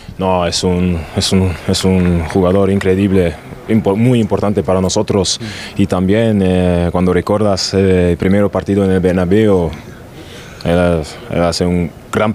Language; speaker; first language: Spanish; non-native, learner; German